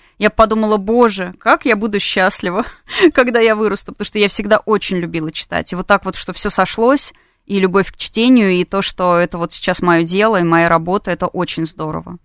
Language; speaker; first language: Russian; native; Russian